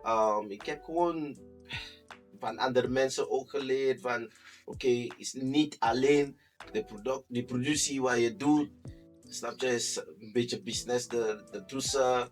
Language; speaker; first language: Dutch; non-native, fluent; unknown